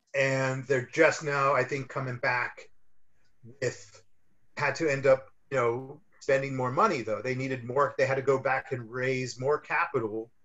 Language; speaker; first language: English; native; English